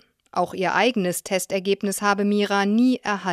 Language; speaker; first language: German; native; German